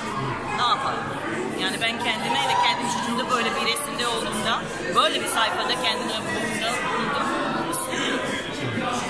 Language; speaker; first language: Turkish; non-native, fluent; Serbian